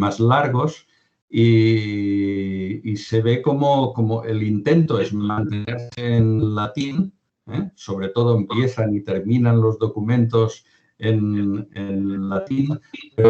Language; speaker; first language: Spanish; non-native, local second language; Catalan